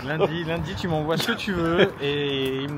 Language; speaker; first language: French; native; French